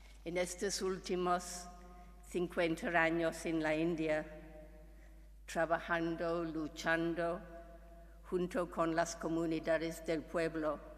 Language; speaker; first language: Spanish; non-native, fluent; English